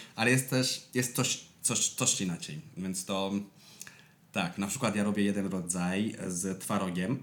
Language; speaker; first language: Polish; non-native, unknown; Romanian